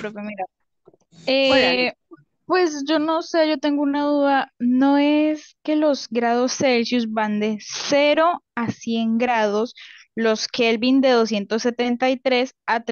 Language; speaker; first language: Spanish; native; Spanish